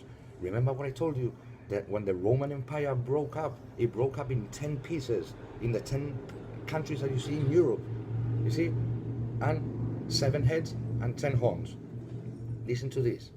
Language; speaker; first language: English; non-native, fluent; Spanish